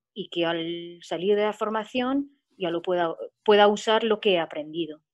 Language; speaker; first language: Spanish; non-native, fluent; French